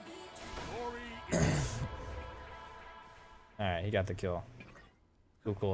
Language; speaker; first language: English; native; English